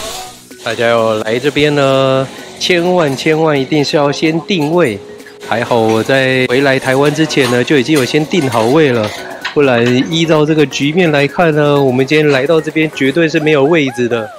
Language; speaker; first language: Chinese; native; Chinese